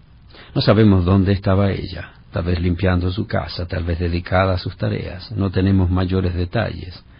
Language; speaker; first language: Spanish; native; Spanish